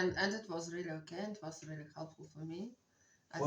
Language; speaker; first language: English; non-native, learner; Russian